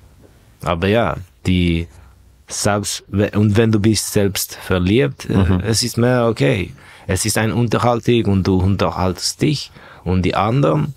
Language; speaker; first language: German; non-native, fluent; Estonian